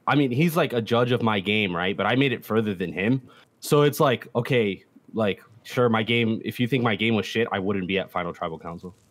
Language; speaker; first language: English; native; English